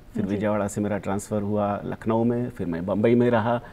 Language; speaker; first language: Hindi; native; Hindi